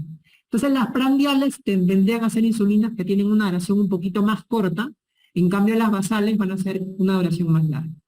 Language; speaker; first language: Spanish; native; Spanish